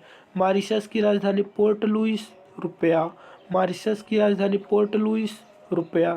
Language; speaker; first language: Hindi; native; Hindi